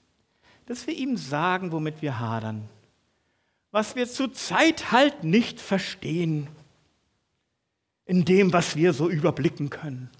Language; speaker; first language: German; native; German